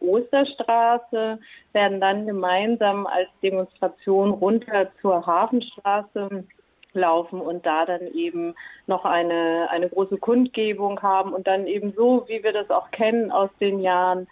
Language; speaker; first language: German; native; German